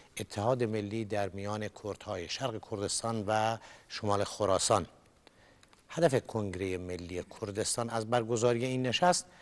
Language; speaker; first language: Persian; non-native, local second language; Kurdish